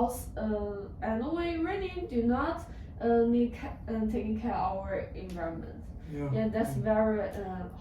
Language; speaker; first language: English; non-native, learner; Chinese